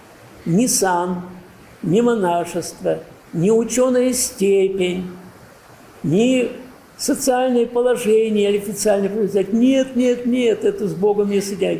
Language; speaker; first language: Russian; native; Russian